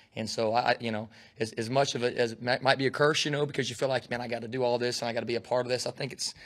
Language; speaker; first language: English; native; English